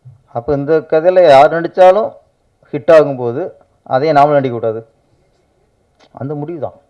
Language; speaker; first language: Tamil; native; Tamil